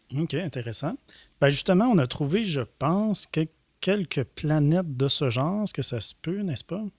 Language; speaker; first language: French; native; French